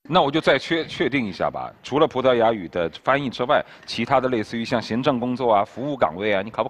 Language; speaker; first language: Chinese; native; Chinese